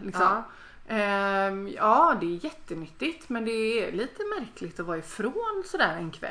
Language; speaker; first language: Swedish; native; Swedish